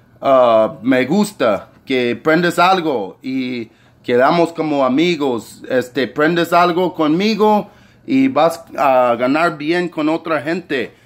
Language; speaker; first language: Spanish; early bilingual, heritage; Spanish